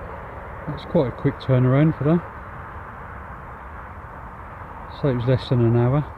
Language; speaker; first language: English; native; English